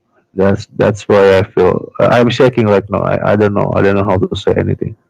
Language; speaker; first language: English; non-native, learner; Indonesian